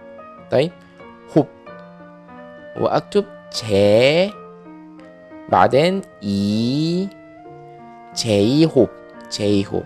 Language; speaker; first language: Arabic; non-native, fluent; Korean